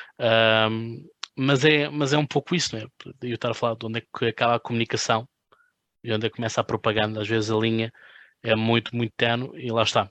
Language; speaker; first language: Portuguese; native; Portuguese